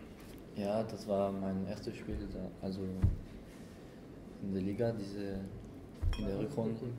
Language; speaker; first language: German; non-native, fluent; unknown